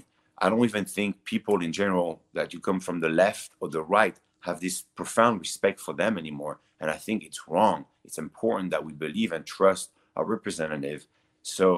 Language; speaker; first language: English; non-native, fluent; French